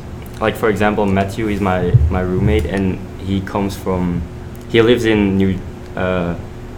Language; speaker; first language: English; non-native, fluent; Dutch